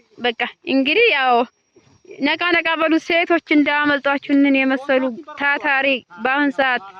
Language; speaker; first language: Amharic; non-native, local second language; Oromo